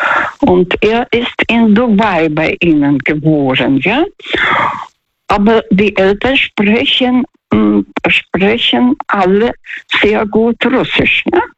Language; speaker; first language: German; non-native, fluent; Russian